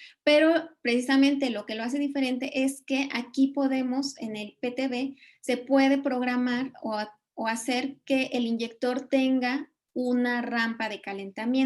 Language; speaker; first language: Spanish; native; Spanish